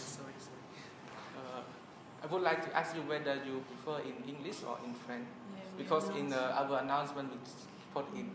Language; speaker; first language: English; non-native, fluent; Khmer